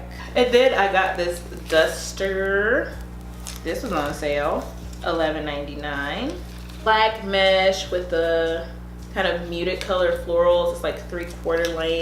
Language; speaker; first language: English; native; English